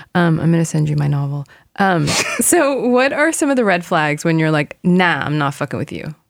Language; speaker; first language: English; non-native, fluent; Korean